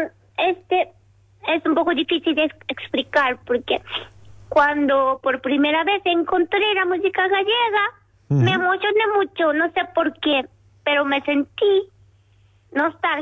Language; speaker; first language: Spanish; non-native, learner; Japanese